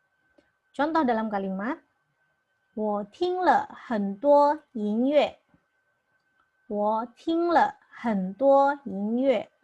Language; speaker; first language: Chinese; non-native, fluent; Indonesian